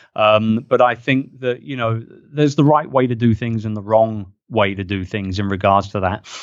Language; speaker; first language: English; native; English